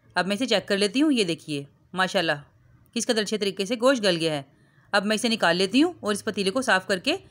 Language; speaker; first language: Urdu; native; Urdu